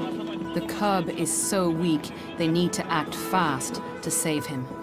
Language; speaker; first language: English; native; English